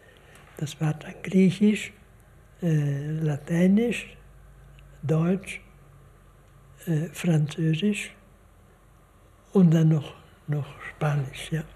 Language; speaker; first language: German; non-native, fluent; Hungarian